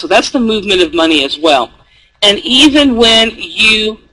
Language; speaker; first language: English; native; English